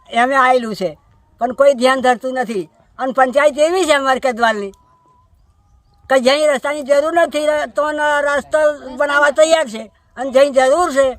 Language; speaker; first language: Gujarati; non-native, local second language; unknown